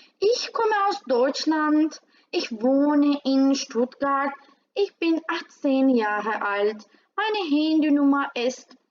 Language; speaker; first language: German; non-native, fluent; Turkish